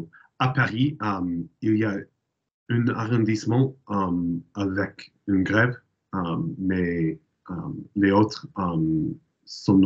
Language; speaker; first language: French; non-native, learner; English